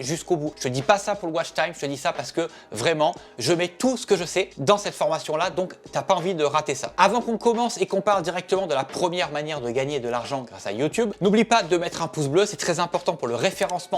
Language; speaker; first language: French; native; French